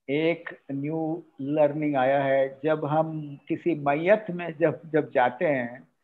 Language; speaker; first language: Hindi; non-native, local second language; Marathi